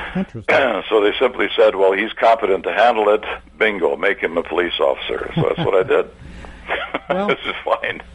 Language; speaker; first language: English; early bilingual, other home language; German